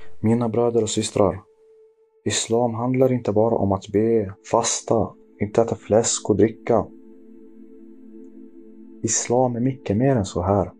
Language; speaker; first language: Swedish; early bilingual, other home language; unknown